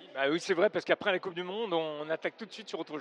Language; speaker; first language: French; native; French